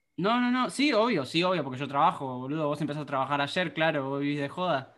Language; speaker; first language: Spanish; native; Spanish